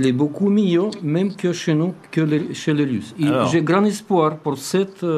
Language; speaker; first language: French; non-native, learner; Russian